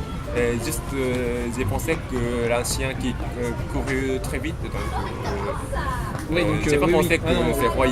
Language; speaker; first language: French; non-native, learner; Japanese